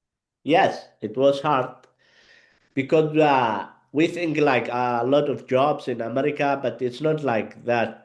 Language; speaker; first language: English; non-native, learner; Arabic